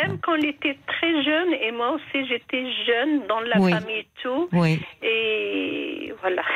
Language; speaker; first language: French; non-native, fluent; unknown